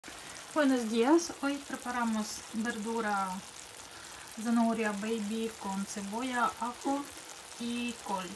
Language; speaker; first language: Spanish; non-native, fluent; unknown